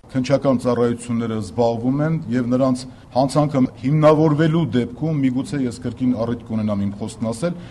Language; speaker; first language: Armenian; native; Armenian